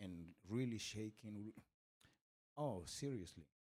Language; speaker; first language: English; non-native, fluent; Spanish